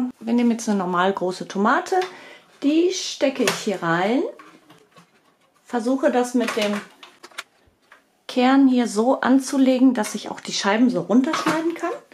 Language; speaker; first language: German; native; German